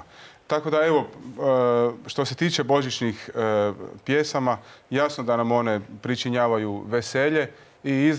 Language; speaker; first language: Croatian; native; Croatian